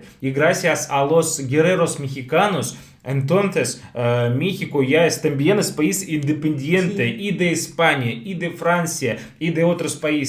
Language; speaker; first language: Spanish; non-native, fluent; Russian